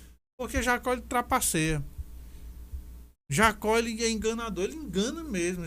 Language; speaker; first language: Portuguese; native; Portuguese